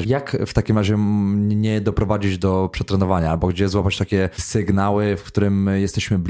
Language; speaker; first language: Polish; native; Polish